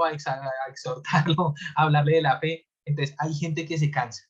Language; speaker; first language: Spanish; native; Spanish